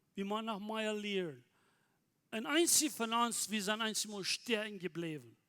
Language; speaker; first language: German; non-native, learner; Plautdietsch